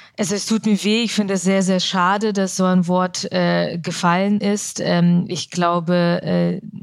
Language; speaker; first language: German; early bilingual, other home language; Russian